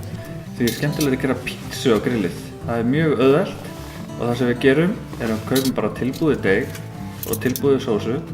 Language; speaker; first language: Icelandic; native; Icelandic